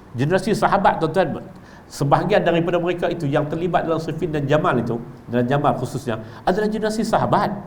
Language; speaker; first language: Malay; native; Malay